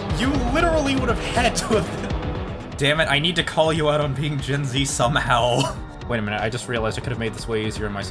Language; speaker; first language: English; native; English